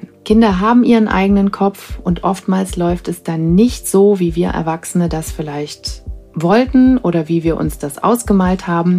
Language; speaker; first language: German; native; German